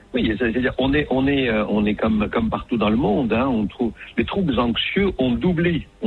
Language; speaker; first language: French; non-native, local second language; Arabic